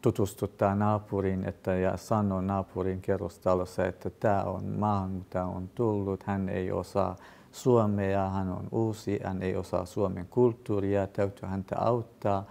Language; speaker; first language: Finnish; non-native, fluent; Kurdish